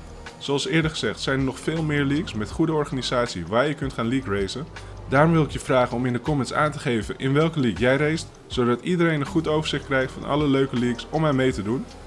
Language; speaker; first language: Dutch; native; Dutch